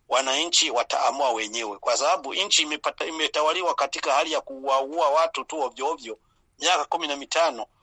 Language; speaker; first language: Swahili; non-native, local second language; Rundi